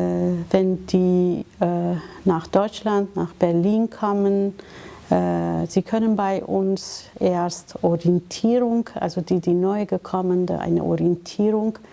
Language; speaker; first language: German; non-native, fluent; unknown